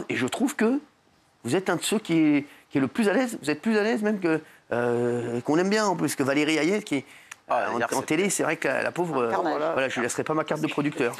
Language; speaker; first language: French; native; French